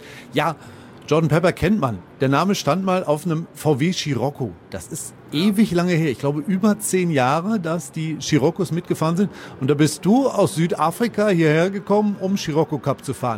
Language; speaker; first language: German; native; German